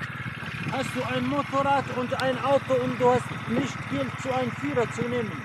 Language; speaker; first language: German; non-native, learner; Arabic